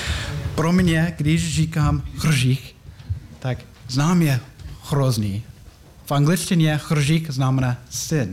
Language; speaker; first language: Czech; non-native, learner; English